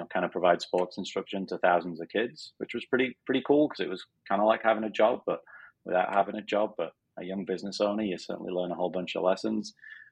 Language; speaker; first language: English; native; English